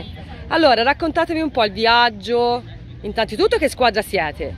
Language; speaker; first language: Italian; native; Italian